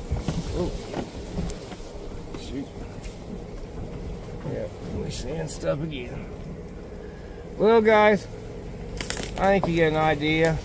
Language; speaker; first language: English; native; English